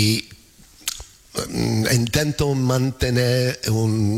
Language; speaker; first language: Spanish; non-native, fluent; English